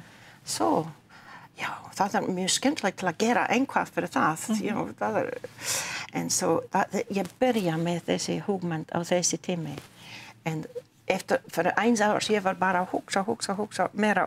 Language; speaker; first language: Icelandic; non-native, learner; English